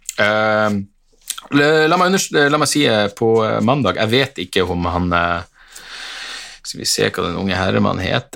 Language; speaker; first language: Norwegian; native; Norwegian